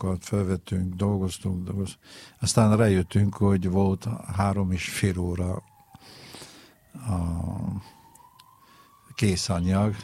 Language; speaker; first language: Hungarian; non-native, fluent; French